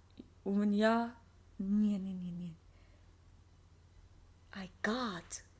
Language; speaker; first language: Russian; non-native, learner; English